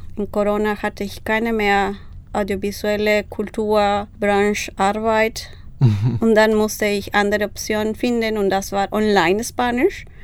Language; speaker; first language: German; non-native, fluent; Spanish